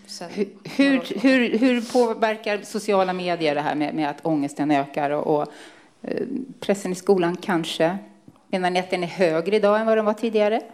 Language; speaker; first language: Swedish; native; Swedish